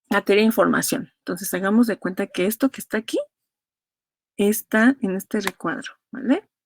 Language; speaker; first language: Spanish; native; Spanish